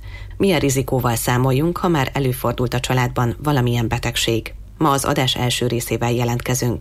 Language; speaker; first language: Hungarian; native; Hungarian